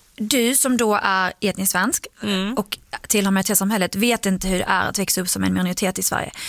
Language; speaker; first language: Swedish; early bilingual, other home language; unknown